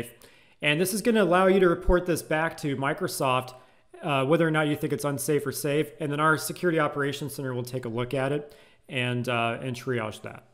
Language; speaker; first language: English; native; English